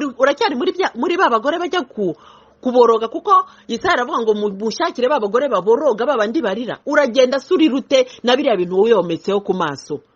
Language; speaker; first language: Kinyarwanda; early bilingual, heritage; Kinyarwanda